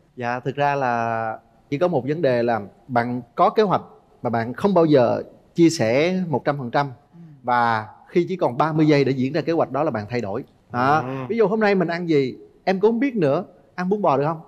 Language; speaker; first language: Vietnamese; native; Vietnamese